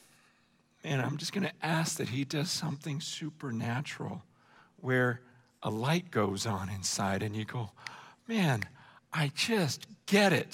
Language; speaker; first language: English; native; English